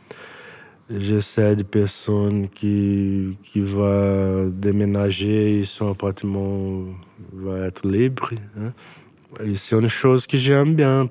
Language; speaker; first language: French; non-native, learner; Portuguese